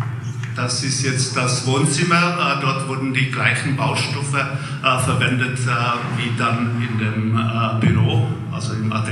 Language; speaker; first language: German; non-native, fluent; Czech